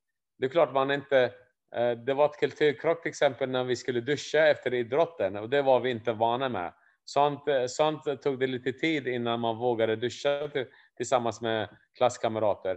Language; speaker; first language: Swedish; non-native, fluent; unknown